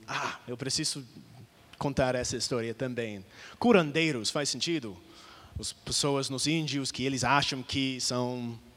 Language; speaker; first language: Portuguese; non-native, fluent; English